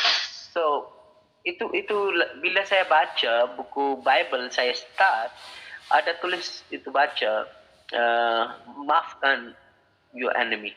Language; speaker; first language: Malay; non-native, learner; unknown